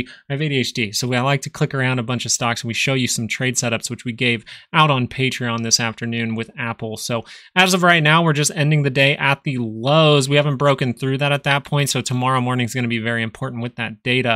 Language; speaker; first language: English; native; English